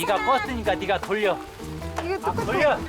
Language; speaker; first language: Korean; native; Korean